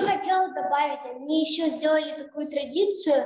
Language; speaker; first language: Russian; early bilingual, heritage; Russian